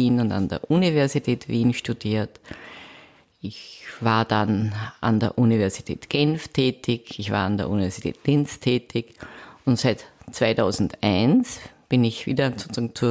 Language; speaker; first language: German; native; German